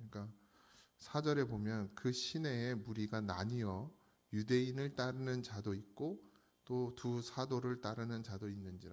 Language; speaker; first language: Korean; native; Korean